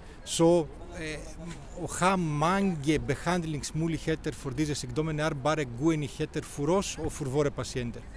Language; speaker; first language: Norwegian; non-native, fluent; Greek